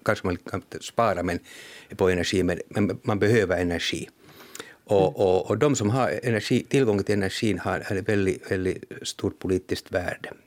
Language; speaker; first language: Swedish; native; Swedish